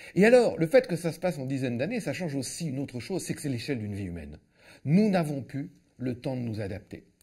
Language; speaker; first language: French; native; French